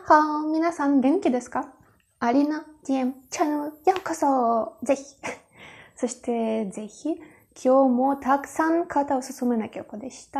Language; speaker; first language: Japanese; non-native, fluent; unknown